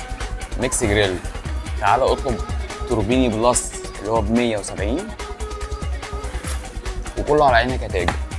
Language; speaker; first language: Arabic; native; Arabic